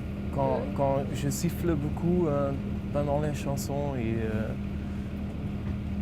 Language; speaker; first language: French; non-native, fluent; English